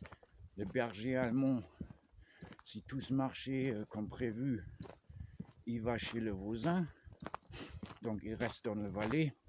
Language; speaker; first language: French; non-native, fluent; German